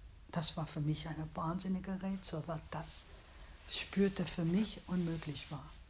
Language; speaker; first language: German; non-native, fluent; English